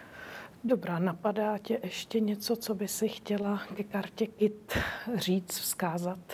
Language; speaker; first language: Czech; native; Czech